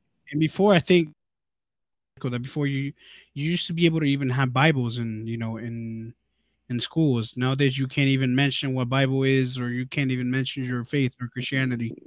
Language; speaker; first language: English; early bilingual, other home language; Spanish